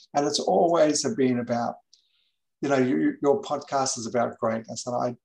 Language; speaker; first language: English; native; English